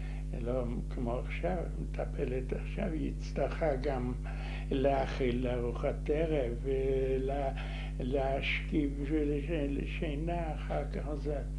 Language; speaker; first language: Hebrew; non-native, fluent; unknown